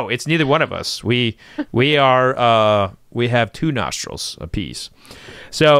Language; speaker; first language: English; native; English